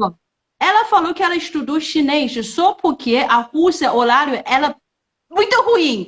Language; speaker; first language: Portuguese; non-native, fluent; Chinese